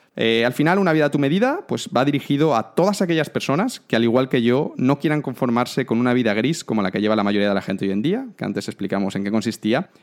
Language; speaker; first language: Spanish; native; Spanish